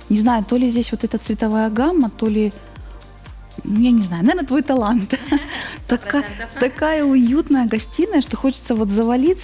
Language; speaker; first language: Russian; native; Russian